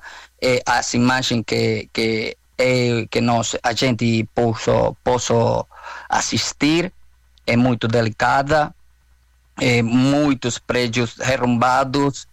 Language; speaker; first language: Portuguese; non-native, fluent; Spanish